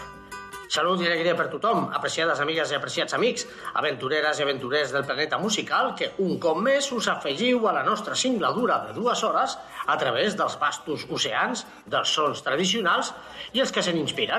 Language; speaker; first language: Catalan; native; Catalan